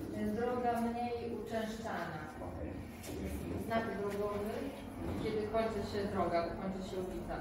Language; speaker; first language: Polish; native; Polish